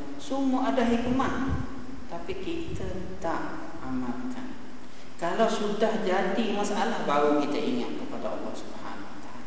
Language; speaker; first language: Malay; early bilingual, heritage; Arabic